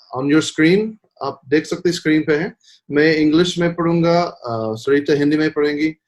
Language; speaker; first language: Hindi; non-native, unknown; English